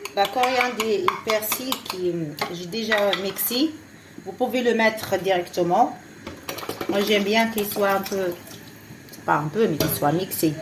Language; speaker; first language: French; non-native, fluent; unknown